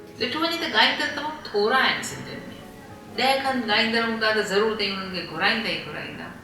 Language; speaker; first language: Sindhi; early bilingual, heritage; Sindhi